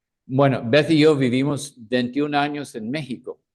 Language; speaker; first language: Spanish; non-native, fluent; English